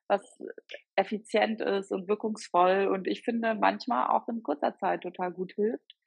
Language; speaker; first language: German; native; German